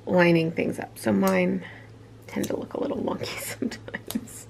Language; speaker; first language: English; native; English